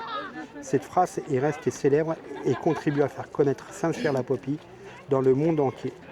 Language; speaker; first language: French; native; French